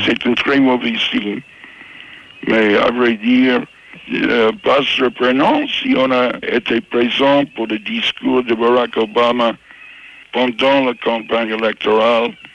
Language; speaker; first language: French; non-native, fluent; English